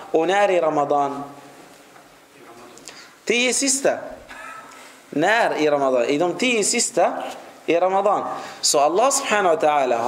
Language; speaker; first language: Swedish; non-native, fluent; Arabic